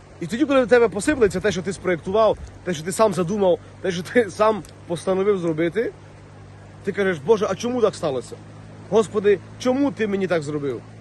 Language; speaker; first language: Ukrainian; native; Ukrainian